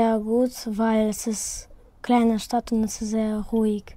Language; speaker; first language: German; non-native, learner; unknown